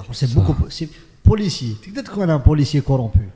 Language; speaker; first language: French; non-native, local second language; Arabic